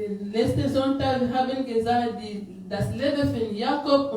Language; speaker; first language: German; non-native, learner; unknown